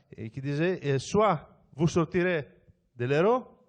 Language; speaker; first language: French; non-native, fluent; Greek